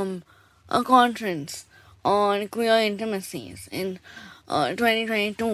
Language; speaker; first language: English; non-native, local second language; Bangla